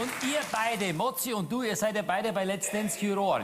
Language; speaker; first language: German; native; German